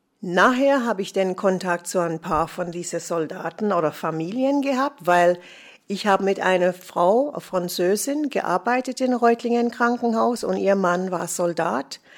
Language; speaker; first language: German; non-native, fluent; English